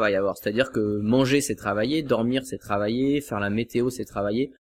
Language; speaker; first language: French; native; French